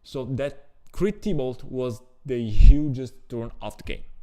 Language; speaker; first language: English; non-native, fluent; Italian